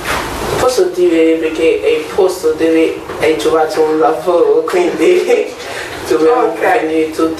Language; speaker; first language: Italian; non-native, learner; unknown